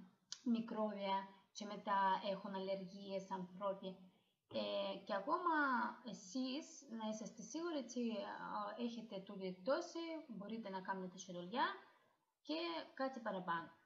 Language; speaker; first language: Greek; non-native, learner; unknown